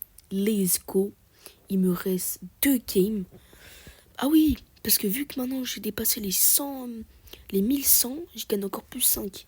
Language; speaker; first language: French; native; French